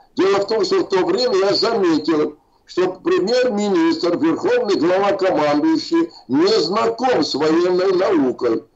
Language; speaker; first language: Russian; non-native, local second language; Armenian